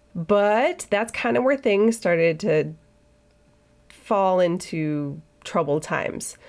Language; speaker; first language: English; native; English